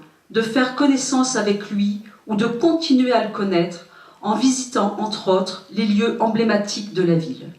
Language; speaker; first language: French; native; French